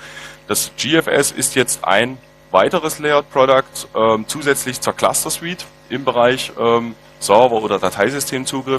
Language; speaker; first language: German; native; German